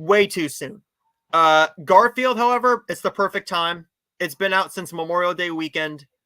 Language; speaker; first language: English; native; English